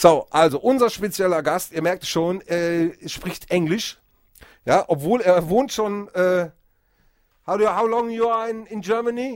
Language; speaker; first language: German; native; German